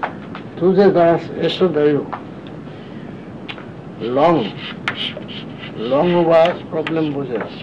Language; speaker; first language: Russian; non-native, learner; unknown